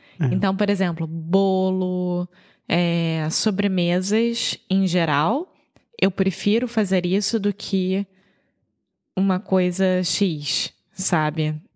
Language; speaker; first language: Portuguese; native; Portuguese